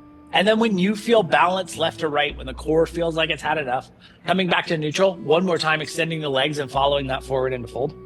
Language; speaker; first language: English; native; English